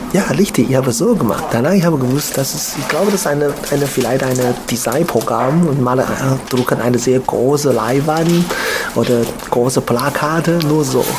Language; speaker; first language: German; non-native, learner; Chinese